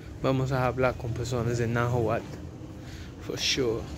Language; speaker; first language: Spanish; non-native, learner; English